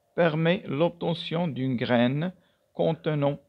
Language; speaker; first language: French; non-native, local second language; Arabic